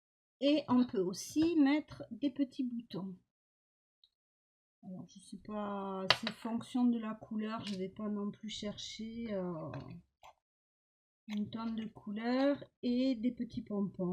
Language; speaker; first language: French; native; French